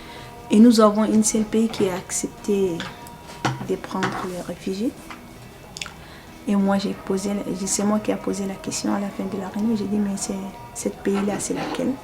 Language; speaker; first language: French; non-native, fluent; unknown